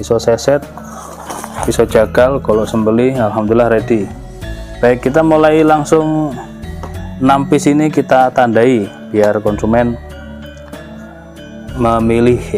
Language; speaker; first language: Indonesian; native; Indonesian